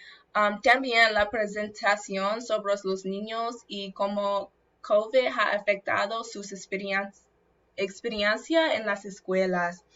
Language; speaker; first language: Spanish; non-native, learner; English